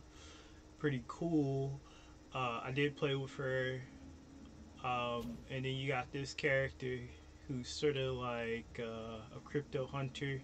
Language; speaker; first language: English; native; English